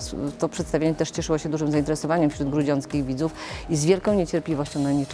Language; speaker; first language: Polish; native; Polish